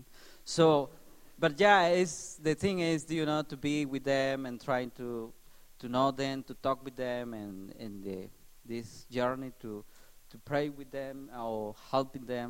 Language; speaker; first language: English; non-native, learner; Spanish